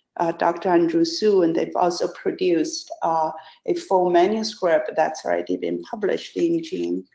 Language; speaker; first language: English; non-native, fluent; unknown